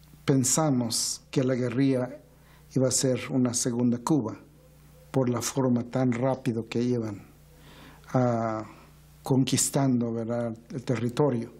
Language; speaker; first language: Spanish; native; Spanish